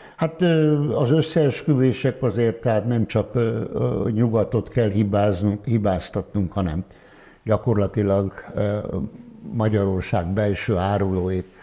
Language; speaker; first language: Hungarian; native; Hungarian